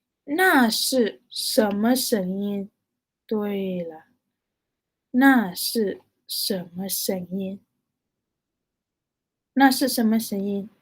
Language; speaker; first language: Chinese; non-native, fluent; Malay